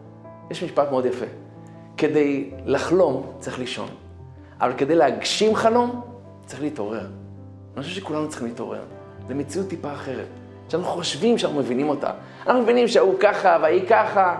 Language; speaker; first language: Hebrew; native; Hebrew